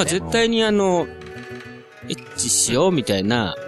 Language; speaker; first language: Japanese; native; Japanese